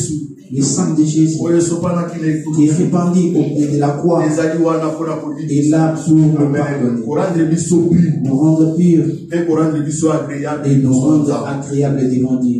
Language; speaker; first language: French; non-native, local second language; Lingala